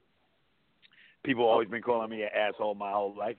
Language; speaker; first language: English; native; English